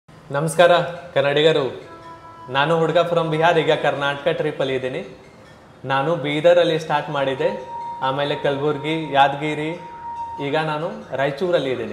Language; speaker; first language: Kannada; non-native, local second language; Hindi